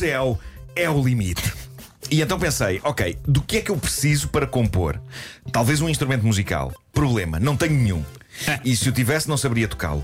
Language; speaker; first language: Portuguese; native; Portuguese